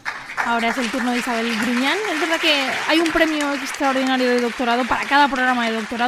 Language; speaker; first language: Spanish; native; Spanish